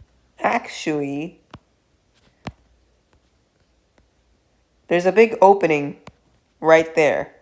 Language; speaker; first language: English; native; English